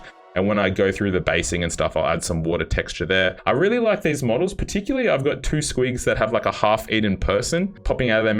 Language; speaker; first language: English; native; English